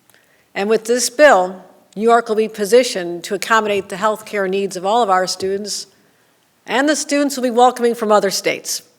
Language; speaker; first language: English; native; English